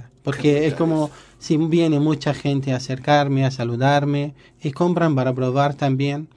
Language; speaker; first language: Spanish; non-native, learner; Arabic